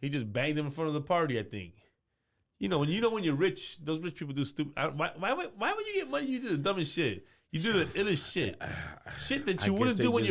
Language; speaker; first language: English; native; English